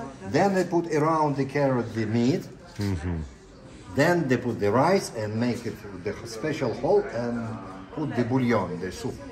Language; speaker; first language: English; non-native, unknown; Uzbek